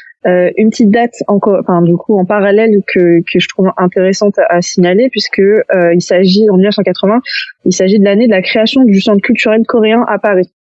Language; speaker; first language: French; native; French